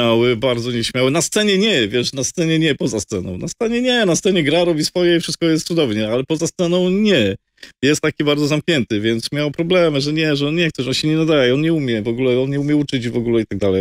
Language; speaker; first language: Polish; native; Polish